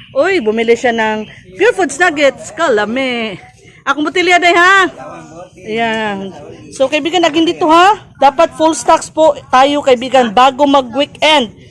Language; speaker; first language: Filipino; non-native, local second language; Cebuano